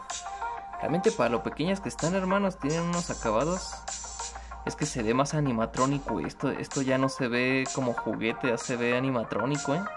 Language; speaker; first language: Spanish; native; Spanish